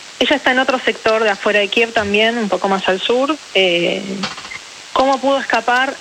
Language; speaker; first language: Spanish; early bilingual, other home language; Ukrainian